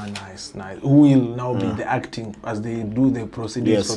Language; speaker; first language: English; non-native, local second language; Swahili